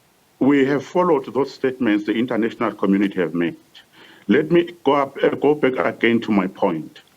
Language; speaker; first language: English; non-native, local second language; Swati